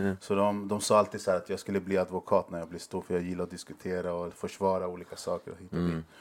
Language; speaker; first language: Swedish; early bilingual, other home language; Spanish